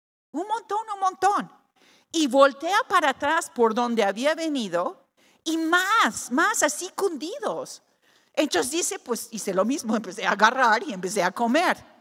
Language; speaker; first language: Spanish; non-native, fluent; English